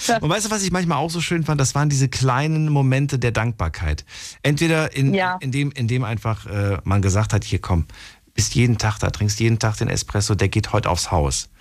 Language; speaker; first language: German; native; German